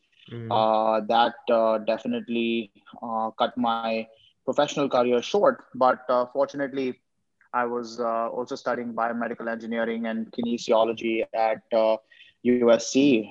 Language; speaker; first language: English; non-native, local second language; Hindi